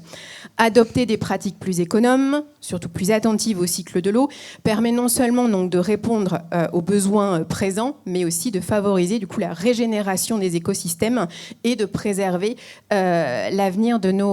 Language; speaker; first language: French; native; French